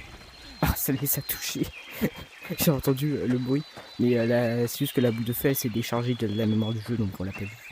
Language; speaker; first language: French; native; French